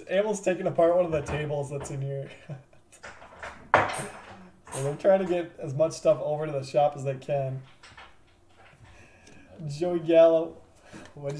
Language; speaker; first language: English; native; English